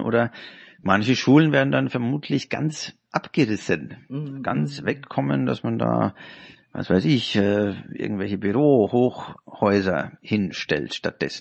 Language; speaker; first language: German; native; German